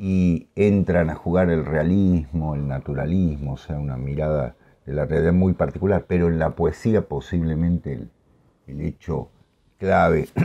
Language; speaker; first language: Spanish; native; Spanish